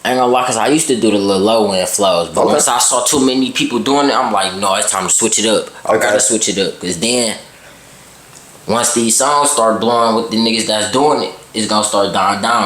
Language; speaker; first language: English; native; English